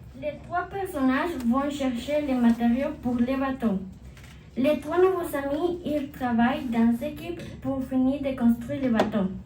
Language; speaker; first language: French; non-native, learner; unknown